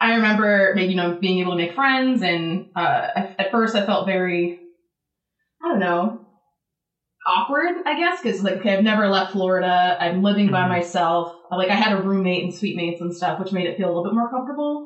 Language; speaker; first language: English; native; English